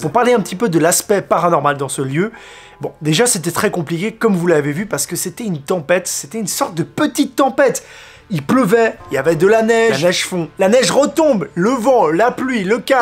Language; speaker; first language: French; native; French